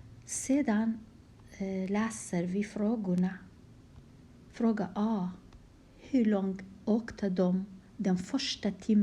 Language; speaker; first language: Swedish; non-native, fluent; Kurdish